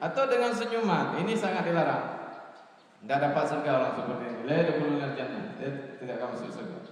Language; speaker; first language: Malay; non-native, local second language; Achinese